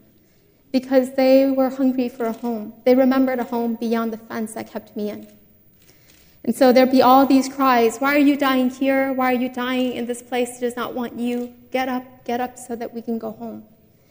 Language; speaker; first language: English; native; English